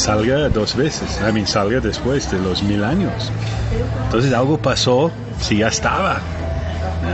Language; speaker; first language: Spanish; non-native, learner; English